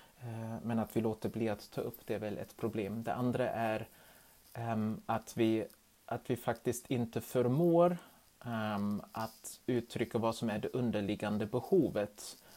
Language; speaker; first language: Swedish; non-native, fluent; German